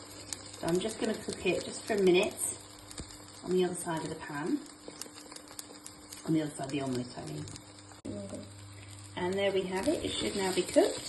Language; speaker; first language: English; native; English